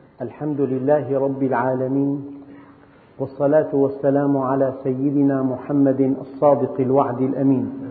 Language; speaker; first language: Arabic; native; Arabic